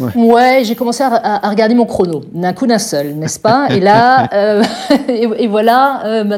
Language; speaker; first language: French; native; French